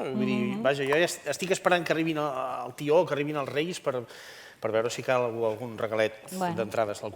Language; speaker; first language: Catalan; native; Catalan